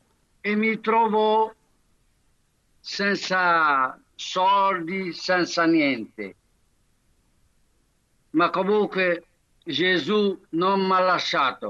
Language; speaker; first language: Italian; non-native, fluent; Arabic